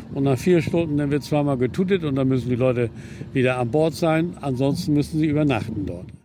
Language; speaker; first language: German; native; German